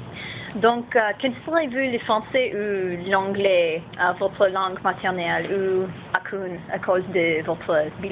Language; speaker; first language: French; non-native, learner; English